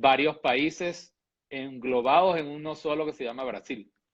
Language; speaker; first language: Spanish; native; Spanish